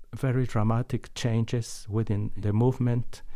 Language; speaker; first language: English; non-native, fluent; Spanish